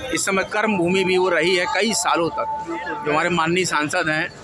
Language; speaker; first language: Hindi; native; Hindi